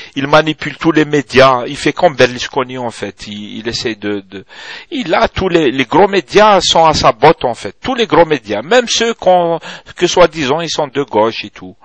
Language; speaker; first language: French; non-native, local second language; Arabic